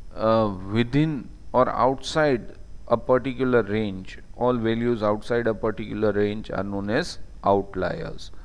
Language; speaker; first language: English; non-native, local second language; Gujarati